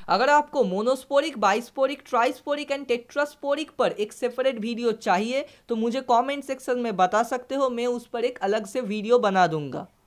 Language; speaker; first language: Hindi; non-native, local second language; Bangla